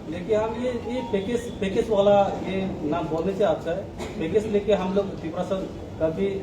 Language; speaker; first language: Hindi; non-native, local second language; Kok Borok